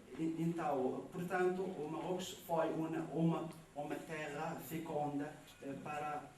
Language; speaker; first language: Portuguese; non-native, learner; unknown